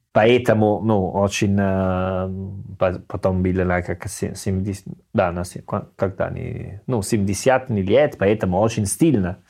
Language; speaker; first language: Russian; non-native, learner; Italian